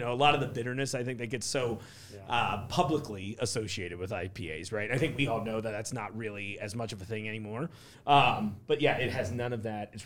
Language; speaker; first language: English; native; English